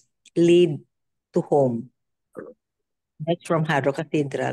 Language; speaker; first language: English; non-native, local second language; Filipino